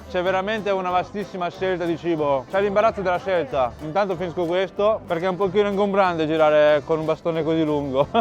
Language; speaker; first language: Italian; early bilingual, other home language; Chinese